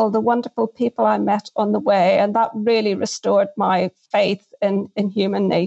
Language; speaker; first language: English; native; English